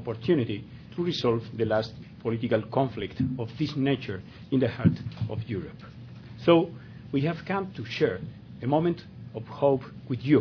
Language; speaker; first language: English; non-native, fluent; Spanish